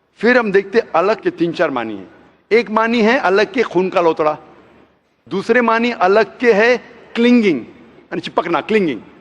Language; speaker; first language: Hindi; non-native, local second language; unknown